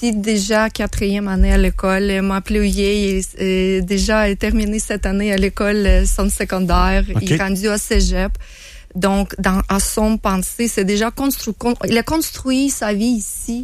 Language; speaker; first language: French; non-native, learner; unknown